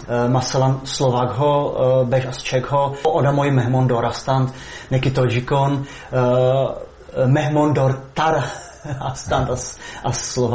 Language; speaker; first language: Persian; non-native, fluent; Slovak